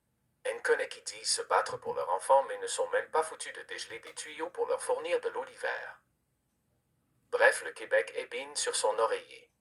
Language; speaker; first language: French; native; French